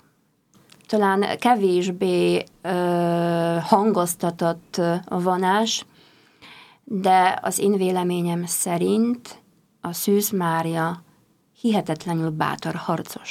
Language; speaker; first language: Hungarian; non-native, fluent; Polish